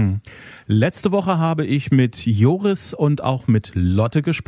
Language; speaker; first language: German; native; German